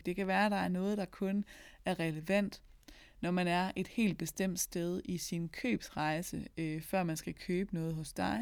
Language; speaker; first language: Danish; native; Danish